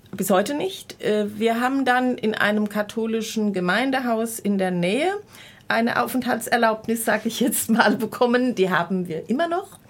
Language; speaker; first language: German; native; German